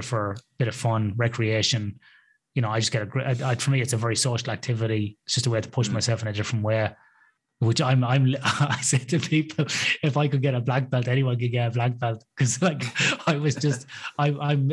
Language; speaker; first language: English; native; English